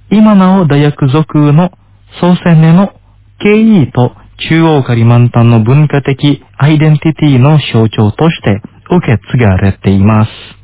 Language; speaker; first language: Japanese; non-native, fluent; Indonesian